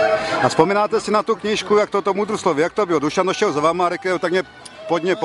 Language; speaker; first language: Czech; native; Czech